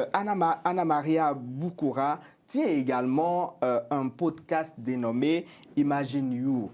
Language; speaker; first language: French; native; French